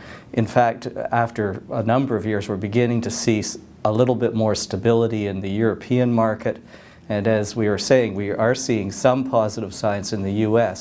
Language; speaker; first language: English; native; English